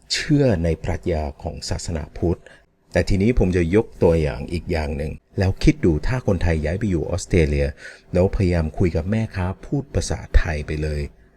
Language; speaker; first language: Thai; non-native, fluent; English